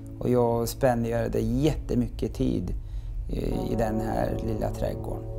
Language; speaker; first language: Swedish; non-native, fluent; Turkish